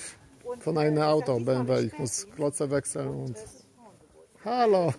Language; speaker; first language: German; non-native, learner; Polish